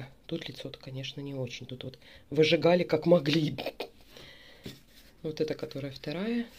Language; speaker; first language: Russian; native; Russian